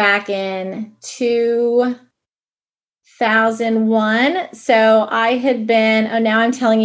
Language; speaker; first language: English; native; English